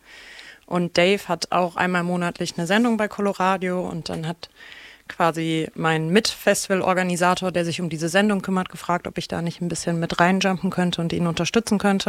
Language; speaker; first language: German; native; German